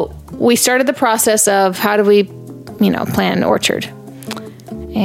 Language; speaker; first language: English; native; English